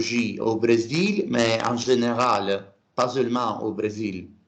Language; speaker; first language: French; non-native, learner; Italian